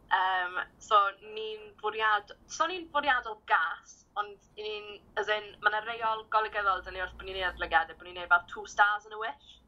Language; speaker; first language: Welsh; native; Welsh